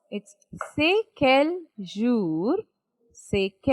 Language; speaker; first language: French; non-native, fluent; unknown